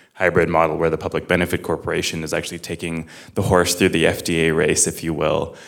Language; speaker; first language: English; native; English